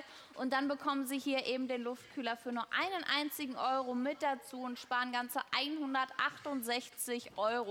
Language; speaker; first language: German; native; German